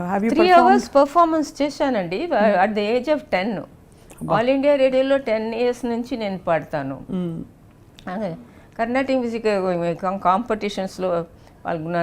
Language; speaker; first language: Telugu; non-native, local second language; Tamil